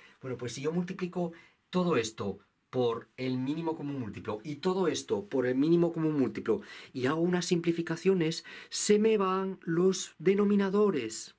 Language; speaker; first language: Spanish; native; Spanish